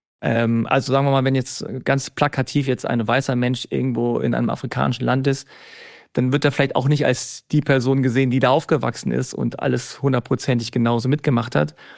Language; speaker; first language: German; native; German